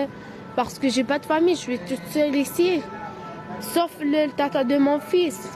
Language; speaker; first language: French; non-native, learner; Arabic